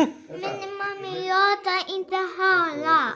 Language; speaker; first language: Swedish; early bilingual, other home language; Mongolian